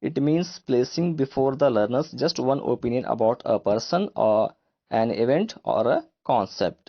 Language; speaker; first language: English; non-native, local second language; Kannada